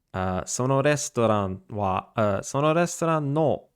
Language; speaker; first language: Japanese; non-native, learner; English